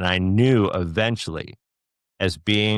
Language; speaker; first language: English; native; English